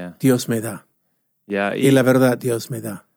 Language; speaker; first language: Spanish; non-native, fluent; English